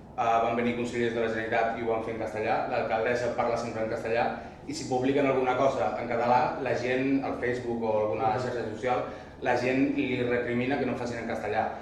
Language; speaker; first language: Catalan; non-native, local second language; Spanish